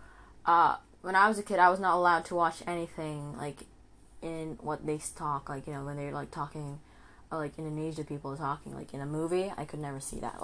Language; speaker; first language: English; non-native, fluent; Indonesian